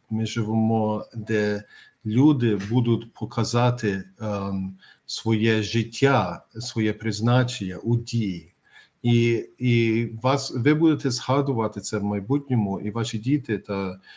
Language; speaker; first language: Ukrainian; early bilingual, heritage; Ukrainian